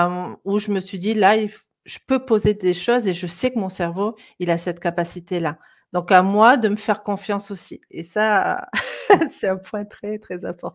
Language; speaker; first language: French; native; French